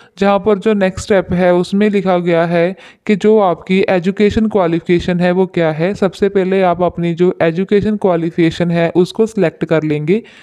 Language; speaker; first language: Hindi; non-native, local second language; Punjabi